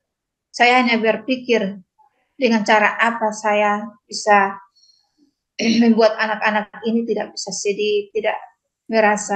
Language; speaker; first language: Indonesian; non-native, local second language; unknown